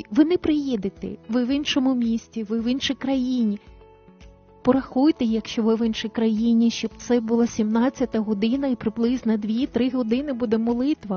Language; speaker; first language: Ukrainian; native; Ukrainian